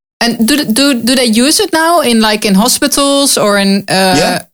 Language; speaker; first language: English; non-native, learner; Dutch